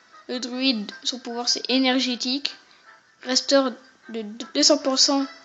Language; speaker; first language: French; native; French